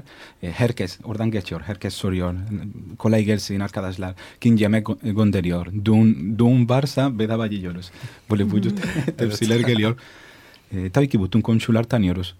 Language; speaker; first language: Turkish; non-native, fluent; Spanish